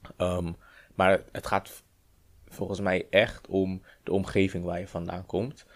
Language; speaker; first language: Dutch; native; Dutch